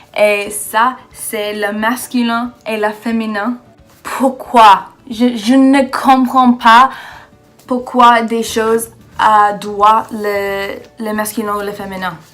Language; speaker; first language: French; non-native, learner; English